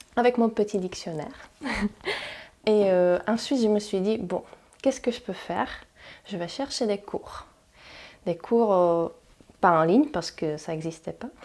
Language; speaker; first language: French; non-native, fluent; Czech